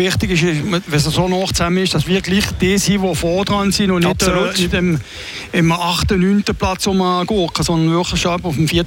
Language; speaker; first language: German; native; German